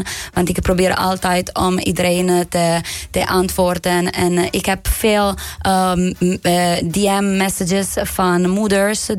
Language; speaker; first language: Dutch; non-native, learner; Italian